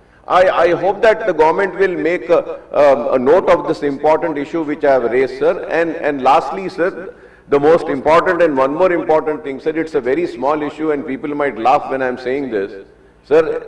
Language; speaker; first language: English; non-native, local second language; Urdu